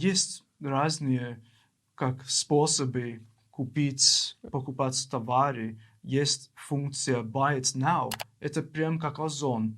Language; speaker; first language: Russian; non-native, learner; English